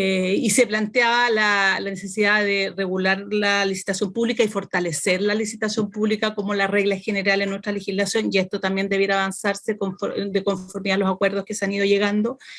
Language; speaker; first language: Spanish; native; Spanish